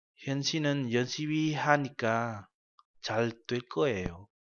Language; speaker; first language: Korean; non-native, fluent; Vietnamese